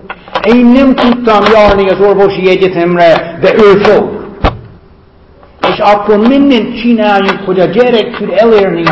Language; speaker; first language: Hungarian; non-native, fluent; English